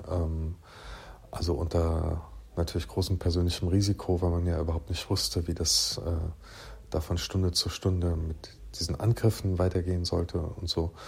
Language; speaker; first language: German; native; German